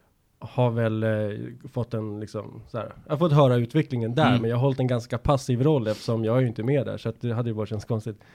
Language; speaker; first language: Swedish; native; Swedish